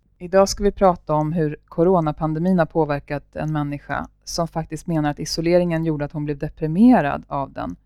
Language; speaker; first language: Swedish; native; Swedish